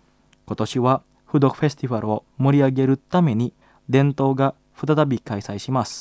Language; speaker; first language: Japanese; non-native, fluent; Indonesian